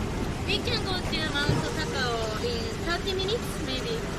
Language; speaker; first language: English; non-native, learner; Japanese